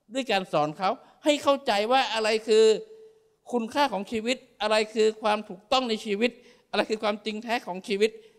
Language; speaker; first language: Thai; native; Thai